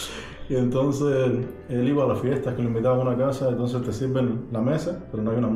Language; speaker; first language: Spanish; native; Spanish